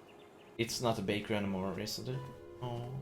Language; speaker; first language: English; non-native, fluent; Chinese